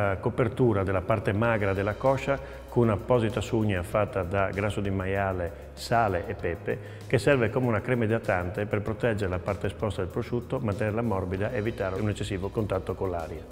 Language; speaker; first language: Italian; native; Italian